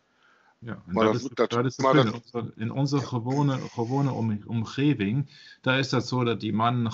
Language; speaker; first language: Dutch; non-native, learner; German